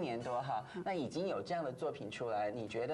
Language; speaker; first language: Chinese; native; Chinese